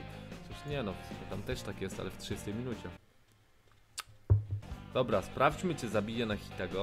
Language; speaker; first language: Polish; native; Polish